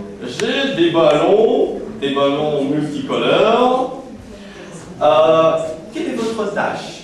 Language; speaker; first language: French; non-native, fluent; Russian